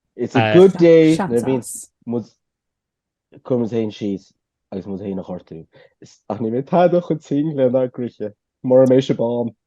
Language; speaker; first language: Irish; native; Irish